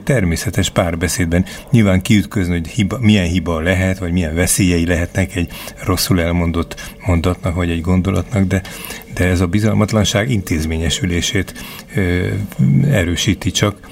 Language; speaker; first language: Hungarian; native; Hungarian